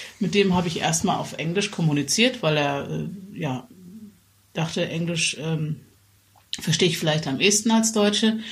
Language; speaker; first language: German; native; German